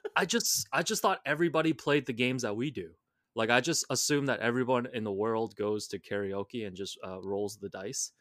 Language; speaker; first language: English; non-native, local second language; Cantonese